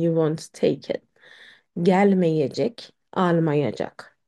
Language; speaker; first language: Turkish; non-native, fluent; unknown